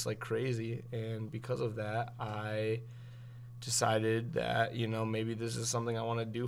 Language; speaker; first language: English; native; English